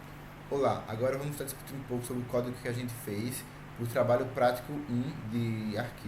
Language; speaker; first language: Portuguese; native; Portuguese